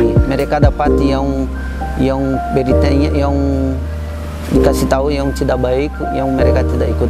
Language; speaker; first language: Indonesian; non-native, fluent; Portuguese